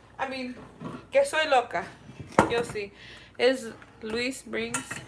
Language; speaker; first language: Spanish; early bilingual, heritage; Spanish